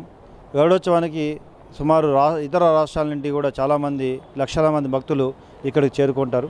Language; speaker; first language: Telugu; native; Telugu